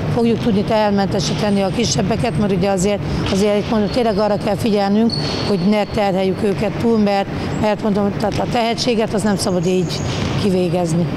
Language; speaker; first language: Hungarian; native; Hungarian